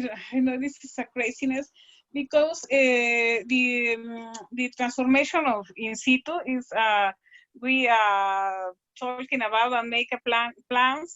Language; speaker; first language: English; non-native, learner; Spanish